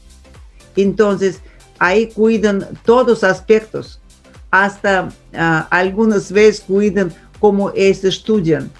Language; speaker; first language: Spanish; non-native, fluent; Russian